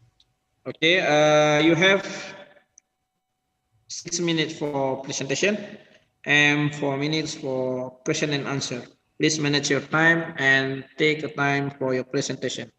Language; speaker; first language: English; non-native, learner; Indonesian